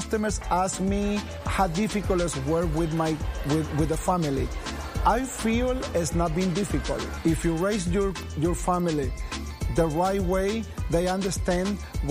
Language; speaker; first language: English; non-native, fluent; Spanish